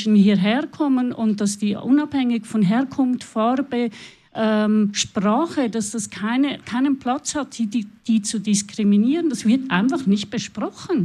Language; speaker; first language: German; native; German